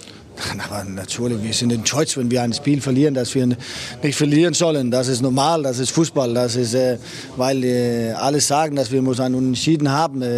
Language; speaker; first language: German; non-native, learner; Danish